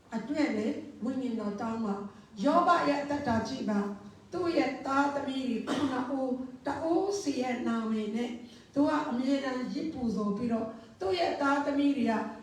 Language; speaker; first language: Burmese; non-native, local second language; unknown